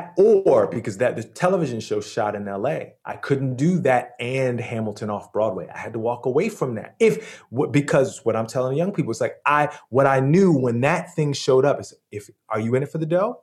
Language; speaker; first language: English; native; English